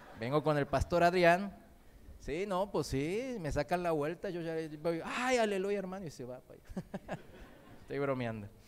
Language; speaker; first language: Spanish; early bilingual, other home language; Korean